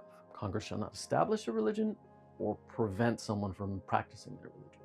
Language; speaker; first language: English; native; English